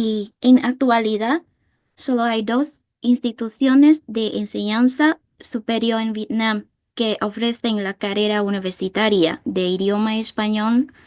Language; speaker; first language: Spanish; non-native, fluent; Vietnamese